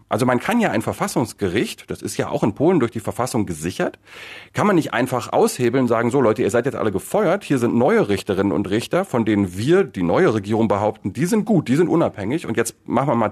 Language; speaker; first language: German; native; German